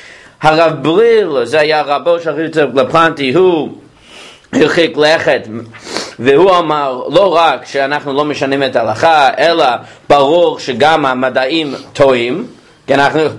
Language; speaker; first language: Hebrew; non-native, fluent; English